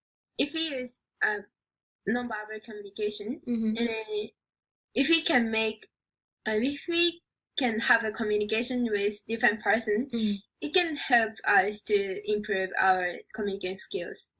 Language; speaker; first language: English; non-native, learner; Japanese